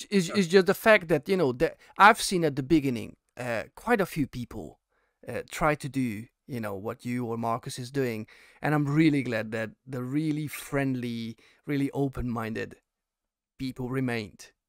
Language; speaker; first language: English; non-native, fluent; Hungarian